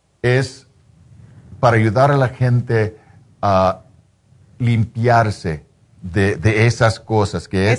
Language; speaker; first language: Spanish; non-native, fluent; English